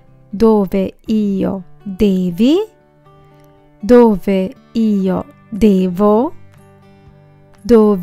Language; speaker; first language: Italian; non-native, fluent; Sinhala